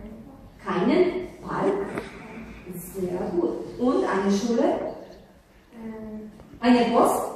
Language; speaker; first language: German; non-native, fluent; Croatian